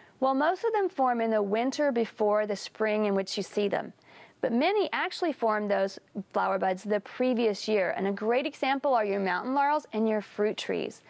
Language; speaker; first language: English; native; English